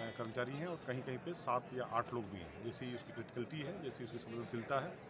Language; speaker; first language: Hindi; native; Hindi